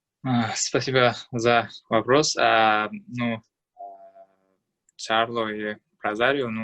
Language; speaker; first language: Russian; non-native, learner; Uzbek